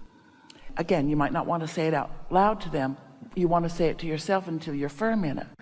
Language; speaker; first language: English; native; English